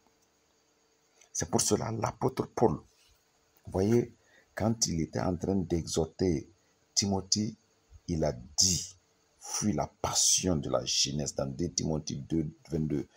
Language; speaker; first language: French; non-native, local second language; Mossi